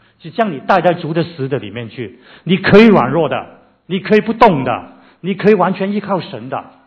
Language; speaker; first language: Chinese; non-native, local second language; Cantonese